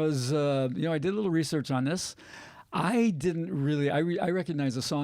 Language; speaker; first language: English; native; English